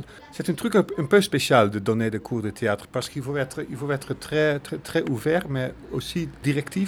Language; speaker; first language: French; non-native, fluent; Dutch